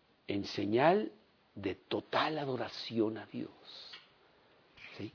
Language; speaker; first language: Spanish; native; Spanish